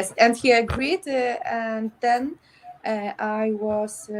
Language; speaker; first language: English; non-native, learner; Polish